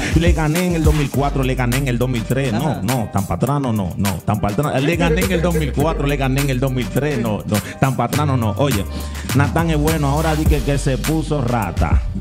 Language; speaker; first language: Spanish; native; Spanish